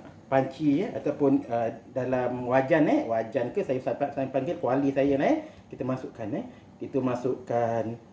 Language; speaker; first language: Malay; native; Malay